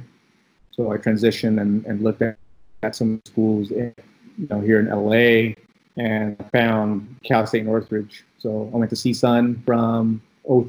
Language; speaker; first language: English; early bilingual, other home language; Filipino